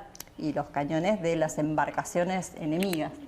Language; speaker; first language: Spanish; native; Spanish